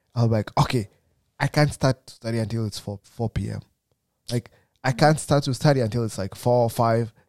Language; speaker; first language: English; non-native, local second language; Kikuyu